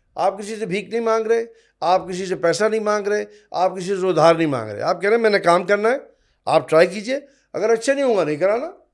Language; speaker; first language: Urdu; non-native, local second language; Punjabi